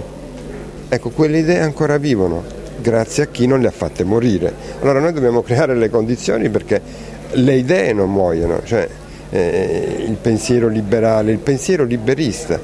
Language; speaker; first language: Italian; native; Italian